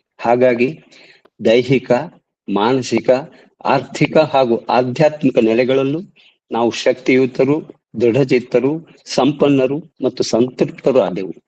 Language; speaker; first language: Kannada; non-native, local second language; Marathi